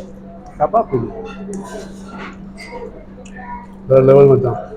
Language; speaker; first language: Tamil; native; Tamil